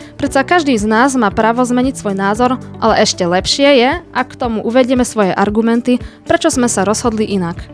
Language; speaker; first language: Slovak; non-native, local second language; Hungarian